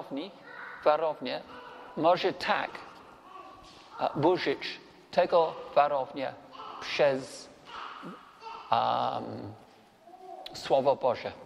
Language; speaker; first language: Polish; non-native, learner; English